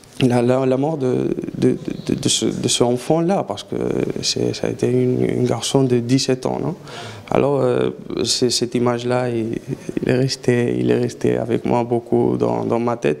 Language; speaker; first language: French; non-native, learner; Arabic